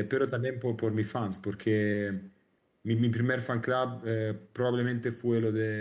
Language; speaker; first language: Spanish; non-native, learner; Italian